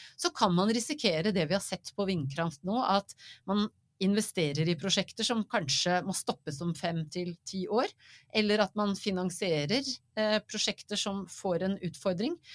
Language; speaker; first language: Norwegian; native; Norwegian